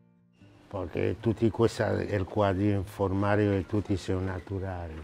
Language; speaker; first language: Italian; non-native, learner; Haitian Creole